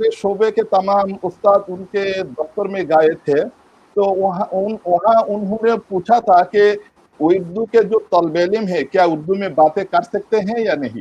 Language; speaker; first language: Urdu; non-native, local second language; Bangla